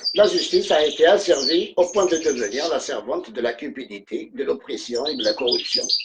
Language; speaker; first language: French; non-native, local second language; Arabic